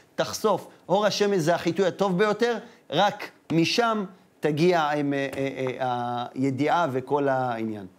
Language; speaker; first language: Hebrew; native; Hebrew